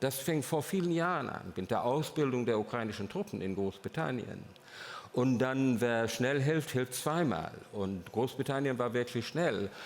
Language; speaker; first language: German; non-native, fluent; English